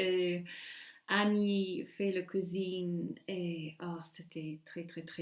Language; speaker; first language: French; non-native, learner; English